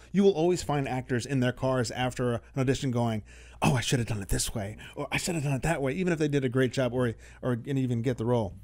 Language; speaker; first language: English; native; English